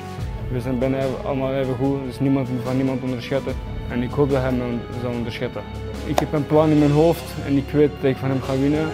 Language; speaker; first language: Dutch; non-native, fluent; Armenian